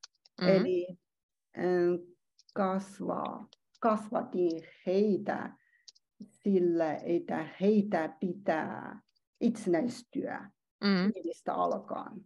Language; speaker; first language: Finnish; non-native, learner; Chinese